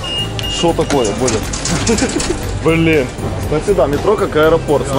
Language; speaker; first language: Russian; native; Russian